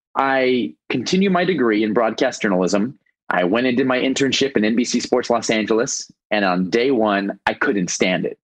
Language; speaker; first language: English; native; English